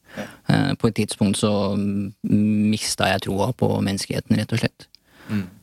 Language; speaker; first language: Norwegian; early bilingual, other home language; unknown